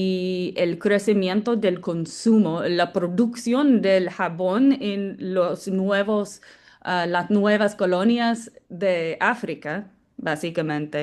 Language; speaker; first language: Spanish; non-native, fluent; English